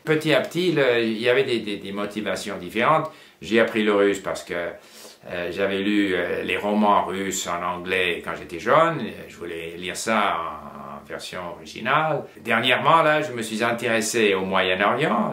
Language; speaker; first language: French; non-native, fluent; English